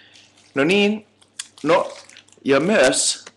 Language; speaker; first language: Finnish; non-native, local second language; Swedish